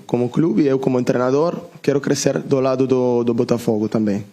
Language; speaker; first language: Portuguese; non-native, learner; Italian